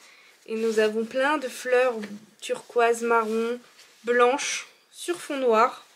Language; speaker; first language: French; native; French